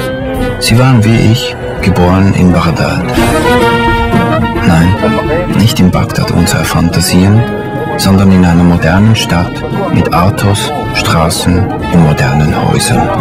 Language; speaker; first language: German; early bilingual, other home language; Arabic